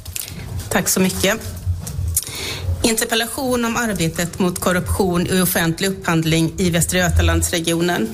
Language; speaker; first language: Swedish; native; Swedish